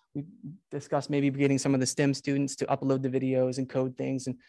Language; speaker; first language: English; native; English